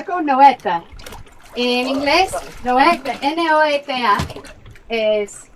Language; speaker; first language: Spanish; non-native, learner; English